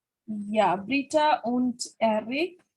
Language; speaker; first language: German; non-native, fluent; Hindi